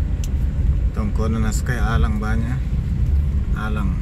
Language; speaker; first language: Indonesian; native; Indonesian